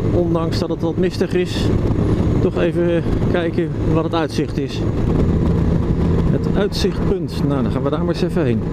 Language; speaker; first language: Dutch; native; Dutch